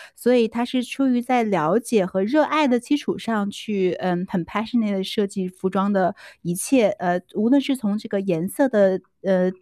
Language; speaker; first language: Chinese; native; Chinese